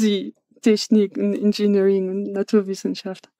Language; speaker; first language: German; non-native, fluent; French